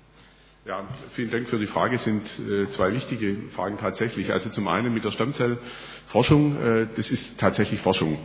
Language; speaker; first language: German; native; German